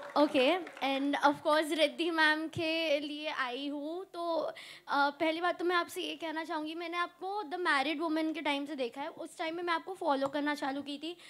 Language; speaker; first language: Hindi; native; Hindi